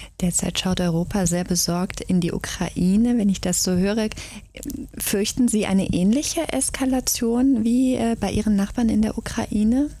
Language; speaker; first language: German; native; German